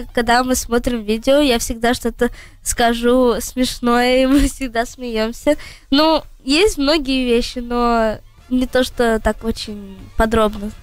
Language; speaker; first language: Russian; early bilingual, heritage; Russian